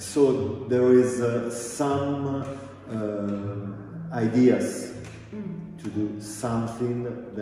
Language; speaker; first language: English; non-native, learner; Italian